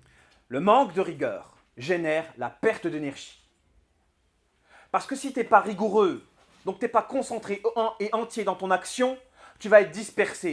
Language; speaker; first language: French; native; French